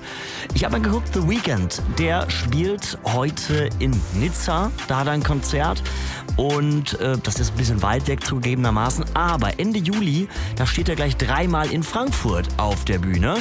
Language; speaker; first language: German; native; German